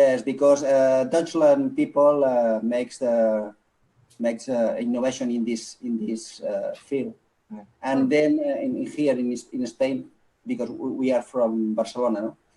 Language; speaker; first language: English; non-native, local second language; Catalan